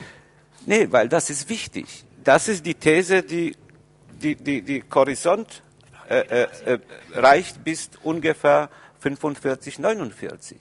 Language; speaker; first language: German; non-native, fluent; Polish